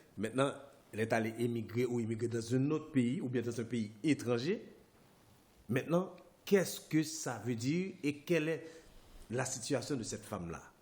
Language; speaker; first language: French; non-native, local second language; Haitian Creole